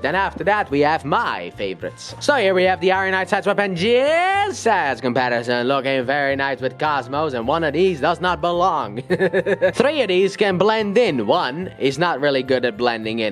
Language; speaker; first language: English; native; English